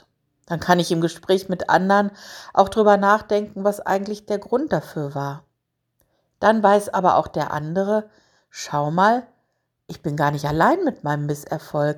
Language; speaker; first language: German; native; German